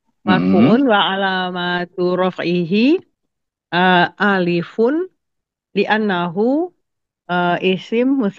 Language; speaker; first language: Arabic; non-native, learner; Indonesian